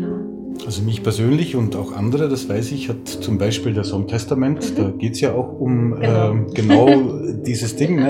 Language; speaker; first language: German; native; German